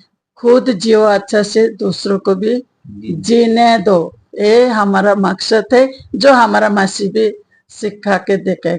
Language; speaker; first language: Hindi; non-native, local second language; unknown